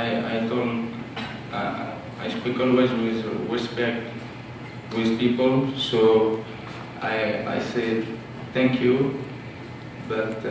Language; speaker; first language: English; non-native, learner; French